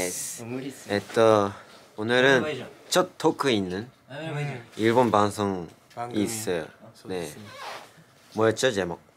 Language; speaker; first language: Korean; non-native, fluent; Japanese